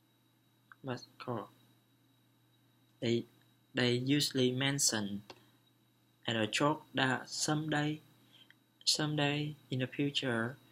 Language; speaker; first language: English; non-native, learner; Vietnamese